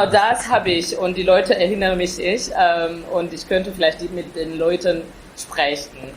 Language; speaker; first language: German; non-native, fluent; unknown